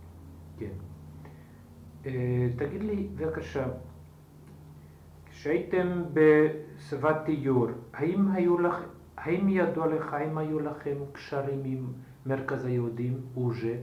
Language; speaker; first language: Hebrew; non-native, fluent; Slovak